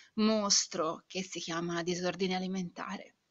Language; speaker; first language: Italian; native; Italian